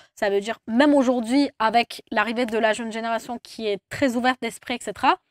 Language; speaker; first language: French; non-native, fluent; Turkish